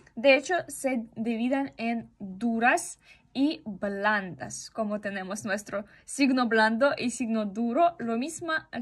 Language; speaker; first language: Spanish; non-native, fluent; Russian